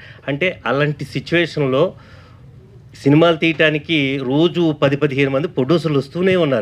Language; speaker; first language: Telugu; native; Telugu